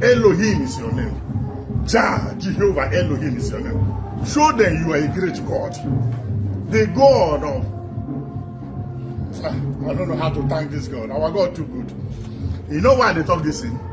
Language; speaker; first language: Nigerian Pidgin; non-native, local second language; Igbo